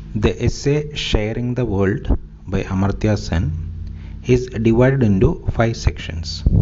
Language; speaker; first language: English; non-native, local second language; Malayalam